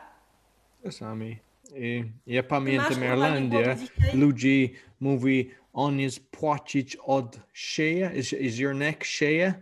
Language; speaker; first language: Polish; non-native, learner; English